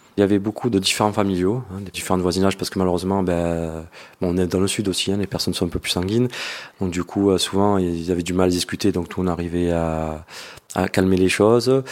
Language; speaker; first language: French; native; French